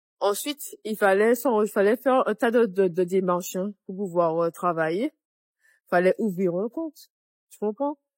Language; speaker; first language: French; native; French